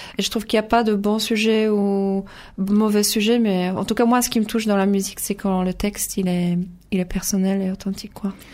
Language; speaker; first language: French; non-native, fluent; Polish